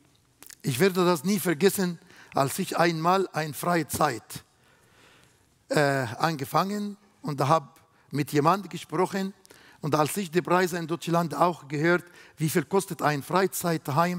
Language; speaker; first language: German; non-native, fluent; Arabic